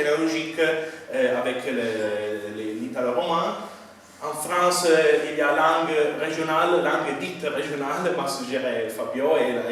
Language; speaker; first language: French; non-native, fluent; Italian